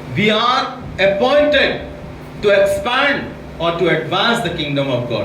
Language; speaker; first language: English; non-native, local second language; Odia